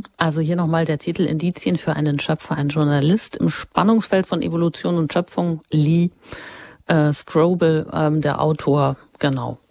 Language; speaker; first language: German; native; German